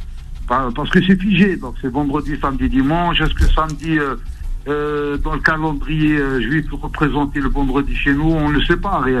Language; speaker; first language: French; non-native, local second language; Arabic